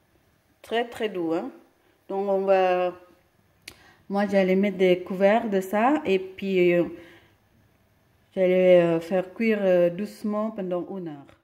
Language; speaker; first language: French; non-native, fluent; Indonesian